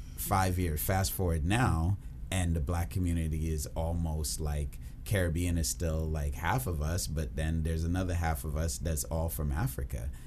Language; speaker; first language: English; early bilingual, other home language; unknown